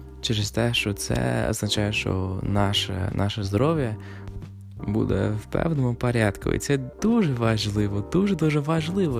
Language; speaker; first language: Ukrainian; non-native, fluent; English